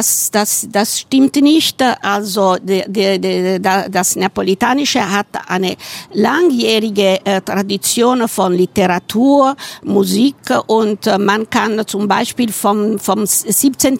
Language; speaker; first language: German; non-native, fluent; Italian